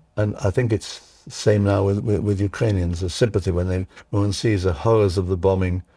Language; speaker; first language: English; early bilingual, other home language; Czech